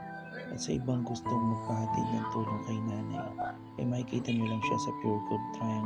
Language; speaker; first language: Filipino; native; Filipino